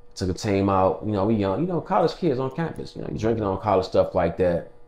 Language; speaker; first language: English; native; English